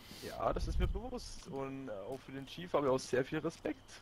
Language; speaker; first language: German; native; German